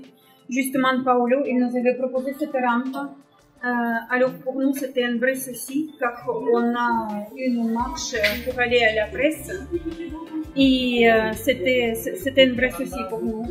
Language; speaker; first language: French; non-native, fluent; Russian